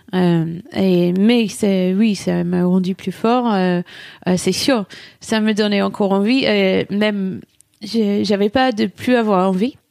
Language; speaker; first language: French; non-native, fluent; English